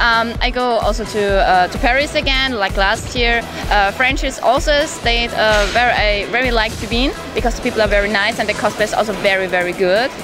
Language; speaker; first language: English; non-native, fluent; German